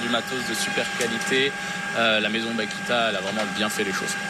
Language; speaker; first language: French; native; French